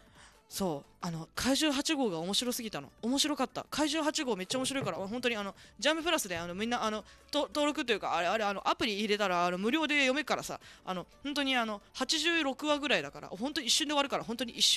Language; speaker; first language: Japanese; native; Japanese